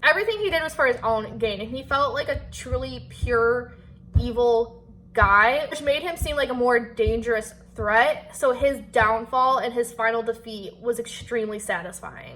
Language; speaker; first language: English; native; English